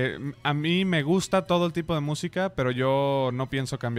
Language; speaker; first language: Spanish; native; Spanish